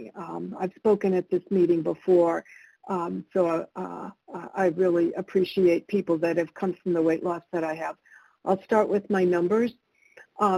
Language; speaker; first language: English; early bilingual, other home language; Italian